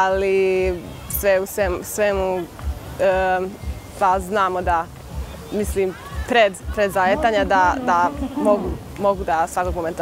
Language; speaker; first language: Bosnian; non-native, local second language; Hungarian